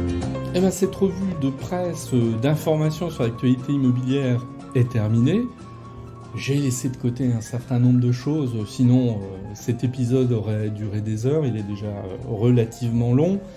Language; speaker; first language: French; native; French